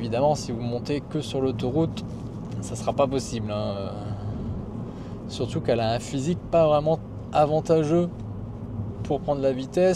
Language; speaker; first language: French; native; French